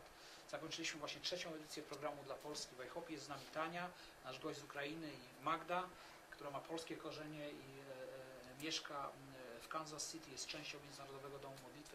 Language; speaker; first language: Polish; native; Polish